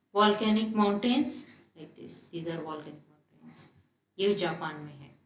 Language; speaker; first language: Hindi; non-native, local second language; Telugu